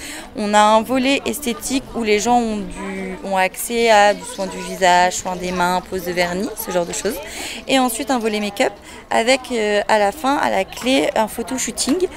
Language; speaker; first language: French; native; French